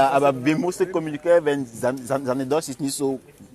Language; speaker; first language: German; non-native, learner; French